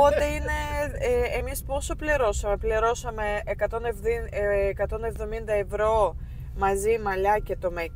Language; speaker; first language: Greek; non-native, fluent; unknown